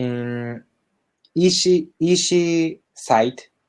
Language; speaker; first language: English; non-native, learner; Japanese